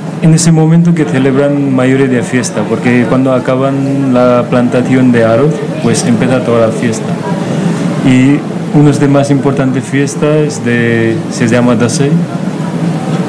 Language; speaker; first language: Spanish; non-native, learner; Nepali